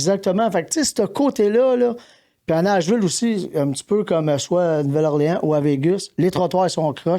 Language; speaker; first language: French; native; French